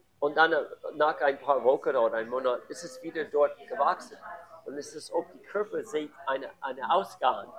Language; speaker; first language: German; non-native, learner; English